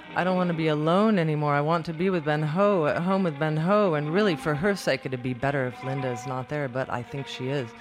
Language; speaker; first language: English; native; English